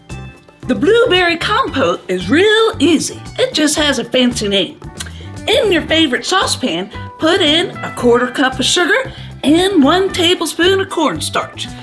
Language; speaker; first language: English; native; English